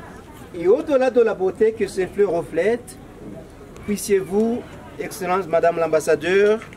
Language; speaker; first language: French; non-native, local second language; Rundi